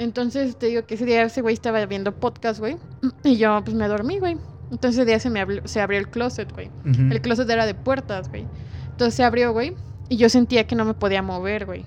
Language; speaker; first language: Spanish; native; Spanish